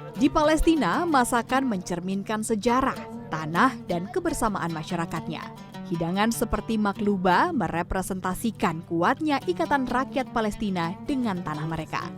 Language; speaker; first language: Indonesian; native; Indonesian